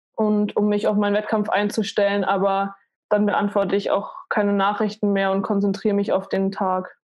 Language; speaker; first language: German; native; German